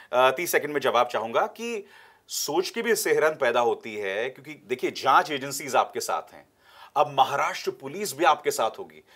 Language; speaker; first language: Hindi; native; Hindi